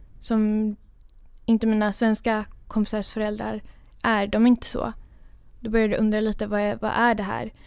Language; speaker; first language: Swedish; early bilingual, other home language; Kurdish